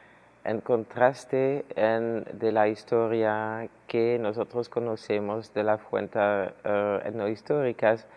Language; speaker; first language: Spanish; non-native, fluent; Dutch